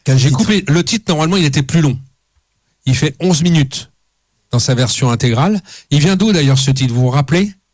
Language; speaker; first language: French; native; French